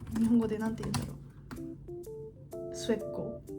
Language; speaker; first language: Japanese; non-native, learner; English